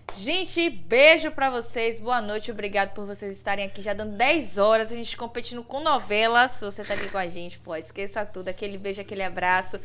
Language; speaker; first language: Portuguese; native; Portuguese